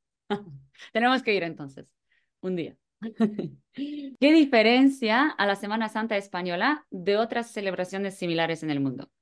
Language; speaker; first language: Spanish; non-native, fluent; Polish